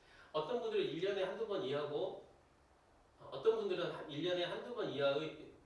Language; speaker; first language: Korean; native; Korean